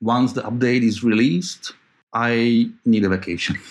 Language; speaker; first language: English; non-native, fluent; Slovak